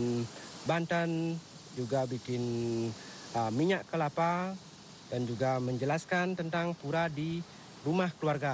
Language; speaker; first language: Indonesian; non-native, local second language; Balinese